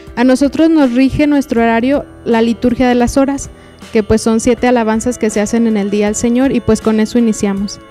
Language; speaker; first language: Spanish; native; Spanish